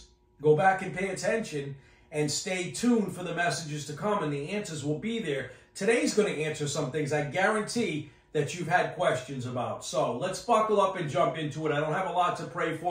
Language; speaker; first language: English; native; English